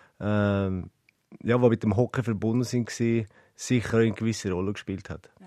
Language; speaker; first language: German; native; German